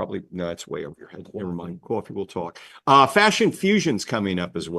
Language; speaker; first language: English; native; English